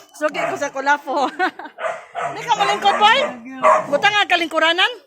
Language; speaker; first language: Filipino; non-native, local second language; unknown